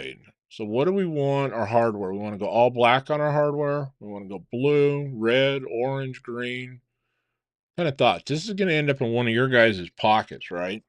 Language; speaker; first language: English; native; English